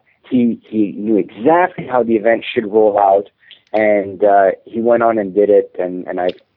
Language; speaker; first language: English; non-native, fluent; French